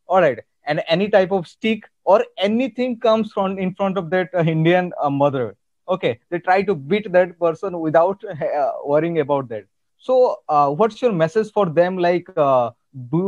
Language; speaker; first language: English; non-native, local second language; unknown